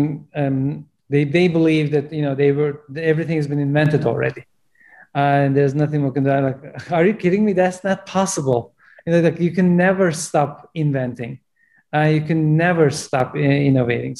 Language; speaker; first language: English; non-native, fluent; Turkish